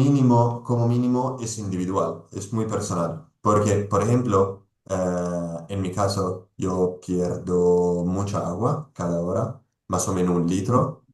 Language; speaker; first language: Spanish; non-native, fluent; Italian